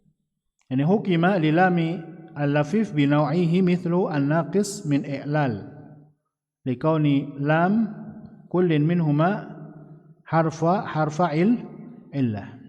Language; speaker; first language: Arabic; non-native, fluent; Indonesian